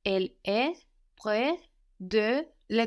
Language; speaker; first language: French; non-native, learner; English